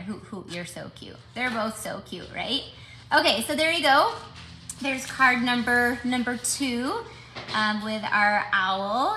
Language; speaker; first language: English; native; English